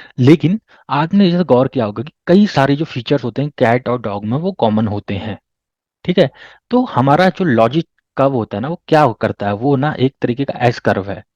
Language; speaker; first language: Hindi; native; Hindi